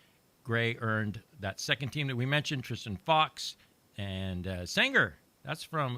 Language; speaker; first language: English; native; English